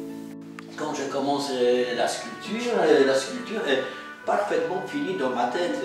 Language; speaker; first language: French; non-native, fluent; Polish